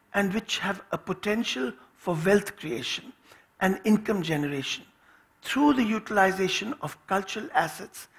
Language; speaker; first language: English; non-native, local second language; Hindi